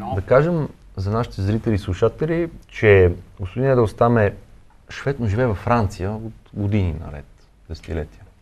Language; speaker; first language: Bulgarian; native; Bulgarian